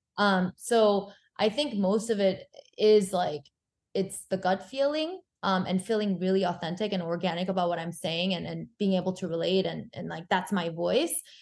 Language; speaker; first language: English; early bilingual, other home language; Korean